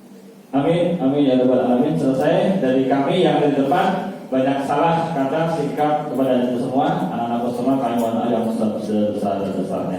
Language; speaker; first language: Indonesian; native; Indonesian